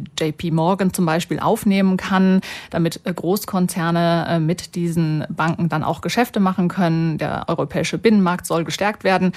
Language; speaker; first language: German; native; German